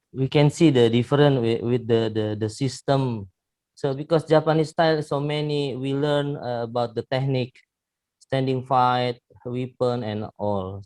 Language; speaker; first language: English; non-native, learner; Indonesian